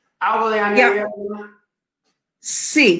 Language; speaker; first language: Spanish; non-native, fluent; English